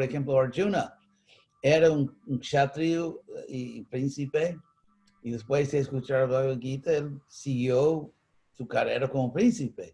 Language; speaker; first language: Spanish; non-native, fluent; English